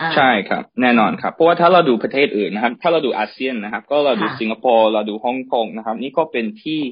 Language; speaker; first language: Thai; early bilingual, heritage; Thai